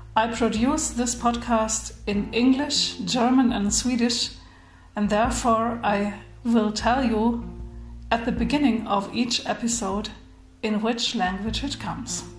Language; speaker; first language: English; non-native, fluent; German